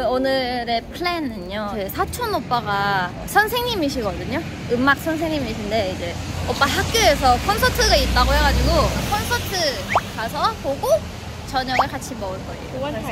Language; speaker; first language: Korean; non-native, fluent; Thai